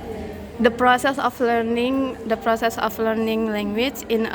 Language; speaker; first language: English; non-native, learner; Indonesian